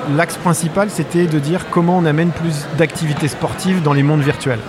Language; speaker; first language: French; non-native, fluent; English